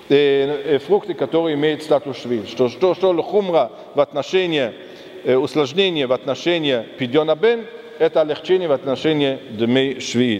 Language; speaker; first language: Russian; non-native, fluent; German